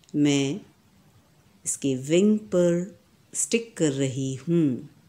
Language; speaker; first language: Hindi; native; Hindi